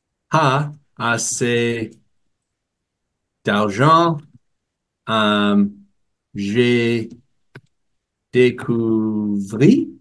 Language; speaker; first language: French; non-native, learner; English